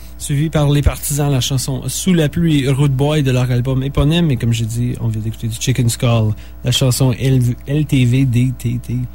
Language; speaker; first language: French; native; French